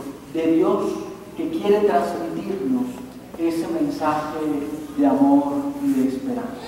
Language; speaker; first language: Spanish; native; Spanish